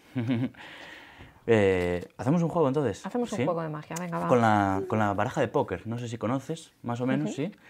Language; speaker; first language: Spanish; native; Spanish